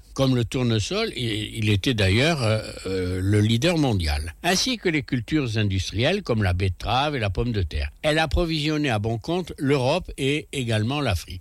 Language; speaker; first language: French; native; French